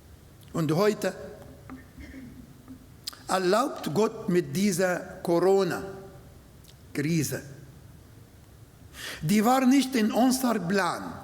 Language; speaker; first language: German; non-native, learner; Arabic